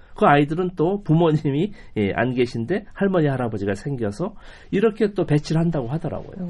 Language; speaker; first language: Korean; native; Korean